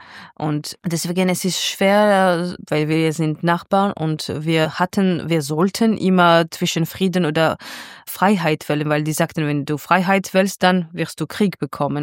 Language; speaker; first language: German; non-native, fluent; Georgian